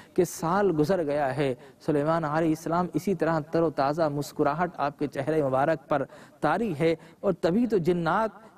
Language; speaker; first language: Urdu; native; Urdu